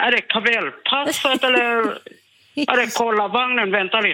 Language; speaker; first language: Swedish; non-native, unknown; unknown